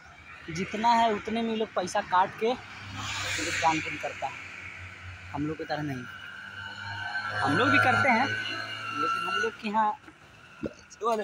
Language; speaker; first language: Hindi; non-native, local second language; Bhojpuri